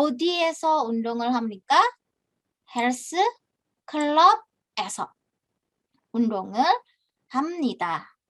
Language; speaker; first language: Korean; non-native, fluent; Indonesian